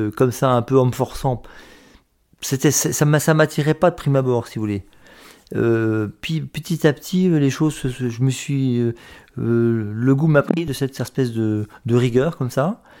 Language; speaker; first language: French; native; French